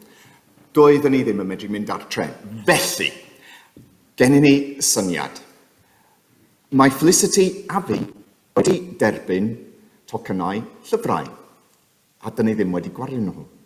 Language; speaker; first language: Welsh; non-native, fluent; English